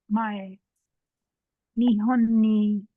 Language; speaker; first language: Japanese; non-native, learner; English